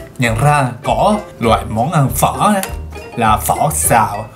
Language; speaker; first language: Vietnamese; non-native, learner; Japanese